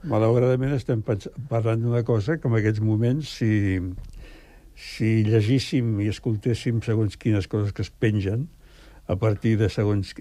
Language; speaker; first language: Catalan; native; Catalan